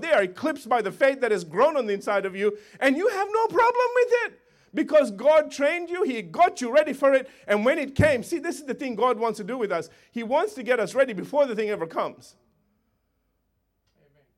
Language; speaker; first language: English; native; English